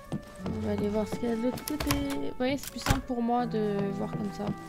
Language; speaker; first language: French; native; French